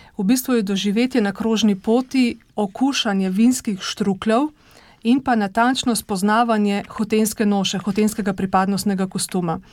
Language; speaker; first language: Slovenian; native; Slovenian